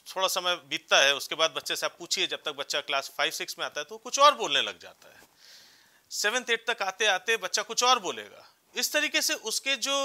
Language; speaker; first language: Hindi; native; Hindi